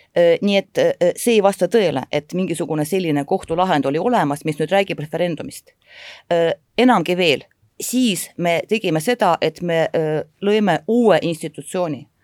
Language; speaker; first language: Estonian; non-native, local second language; Russian